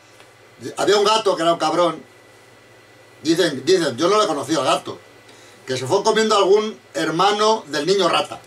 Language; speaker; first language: Spanish; native; Spanish